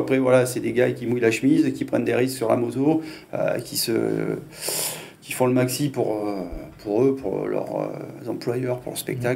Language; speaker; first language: French; native; French